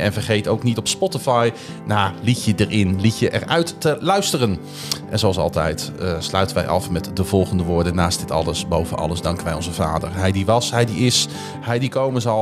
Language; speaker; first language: Dutch; native; Dutch